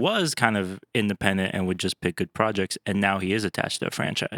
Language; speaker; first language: English; native; English